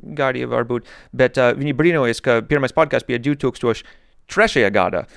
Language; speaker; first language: Latvian; non-native, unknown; English